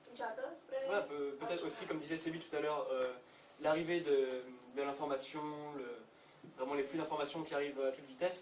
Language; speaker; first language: French; native; French